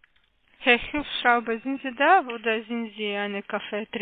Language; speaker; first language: German; non-native, learner; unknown